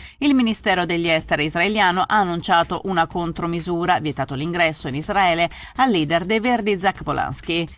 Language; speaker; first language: Italian; native; Italian